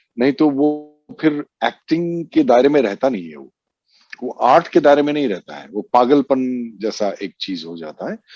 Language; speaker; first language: Hindi; non-native, local second language; Assamese